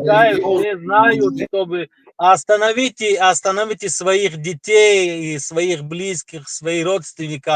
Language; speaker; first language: Russian; non-native, local second language; Tajik